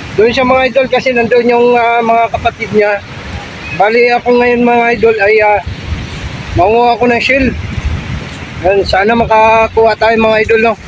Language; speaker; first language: Filipino; non-native, local second language; Cebuano